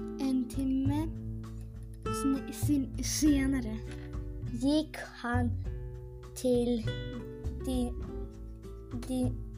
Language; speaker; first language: Swedish; non-native, learner; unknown